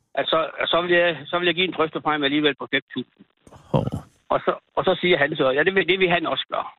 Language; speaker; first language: Danish; native; Danish